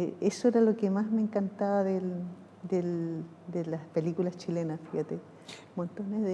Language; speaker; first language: Spanish; native; Spanish